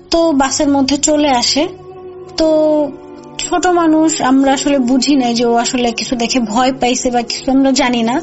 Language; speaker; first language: Bangla; native; Bangla